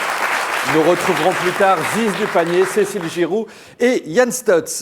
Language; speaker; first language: French; native; French